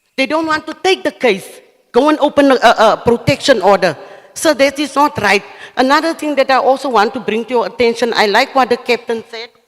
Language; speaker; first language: English; non-native, local second language; Afrikaans